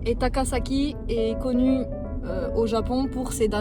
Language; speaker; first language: French; native; French